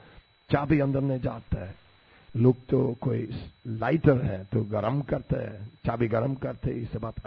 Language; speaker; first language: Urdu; non-native, learner; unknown